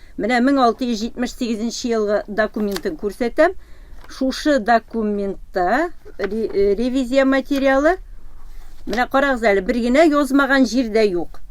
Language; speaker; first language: Tatar; native; Tatar